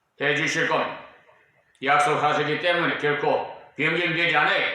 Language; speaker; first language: Korean; native; Korean